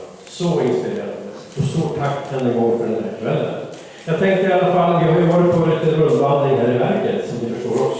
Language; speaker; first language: Swedish; native; Swedish